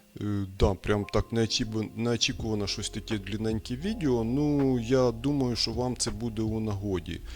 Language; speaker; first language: Ukrainian; non-native, local second language; Russian